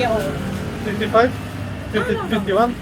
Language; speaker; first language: English; non-native, learner; Polish